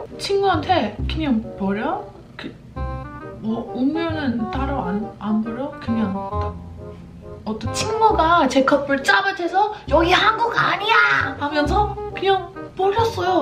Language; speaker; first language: Korean; non-native, fluent; English